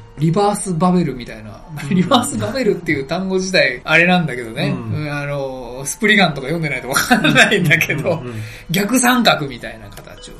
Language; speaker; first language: Japanese; native; Japanese